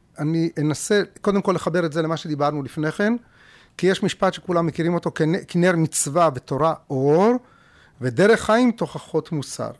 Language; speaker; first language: Hebrew; early bilingual, other home language; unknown